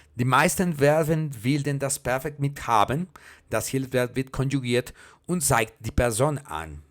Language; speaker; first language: German; non-native, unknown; Spanish